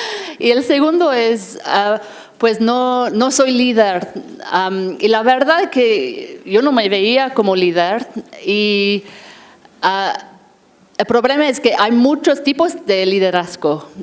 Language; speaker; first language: Spanish; non-native, fluent; English